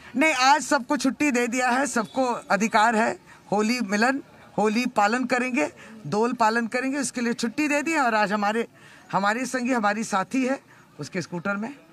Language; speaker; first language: Hindi; non-native, local second language; Bangla